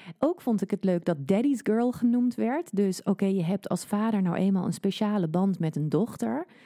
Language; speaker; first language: Dutch; native; Dutch